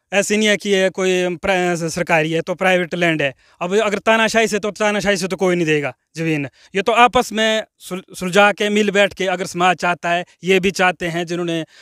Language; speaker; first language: Hindi; non-native, local second language; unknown